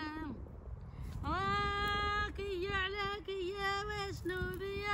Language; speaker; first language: Arabic; native; Arabic